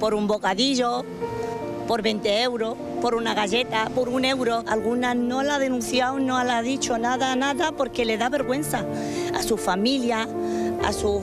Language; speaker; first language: Spanish; non-native, local second language; Arabic